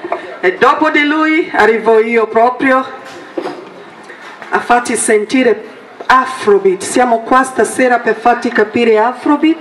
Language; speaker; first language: Italian; non-native, fluent; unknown